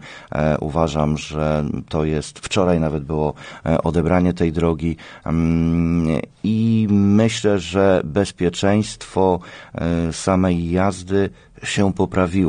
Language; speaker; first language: Polish; native; Polish